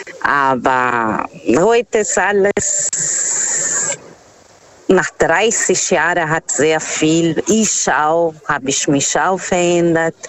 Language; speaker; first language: German; non-native, fluent; Portuguese